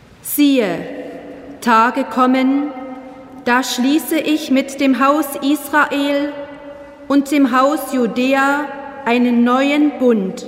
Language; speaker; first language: German; native; German